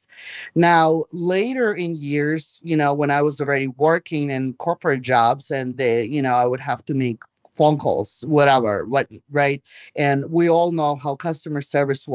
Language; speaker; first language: English; non-native, fluent; Russian